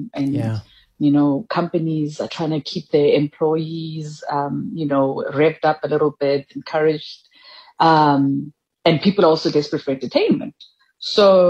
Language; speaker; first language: English; non-native, local second language; Tswana